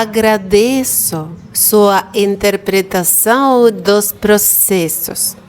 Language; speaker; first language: Portuguese; non-native, fluent; Ukrainian